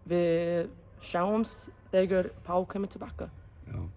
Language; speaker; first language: Icelandic; non-native, learner; English